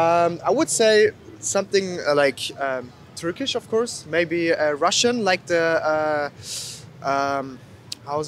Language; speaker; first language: English; non-native, fluent; German